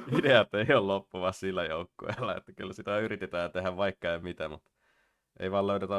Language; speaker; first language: Finnish; native; Finnish